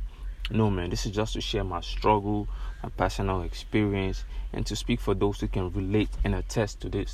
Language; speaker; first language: English; non-native, local second language; Yoruba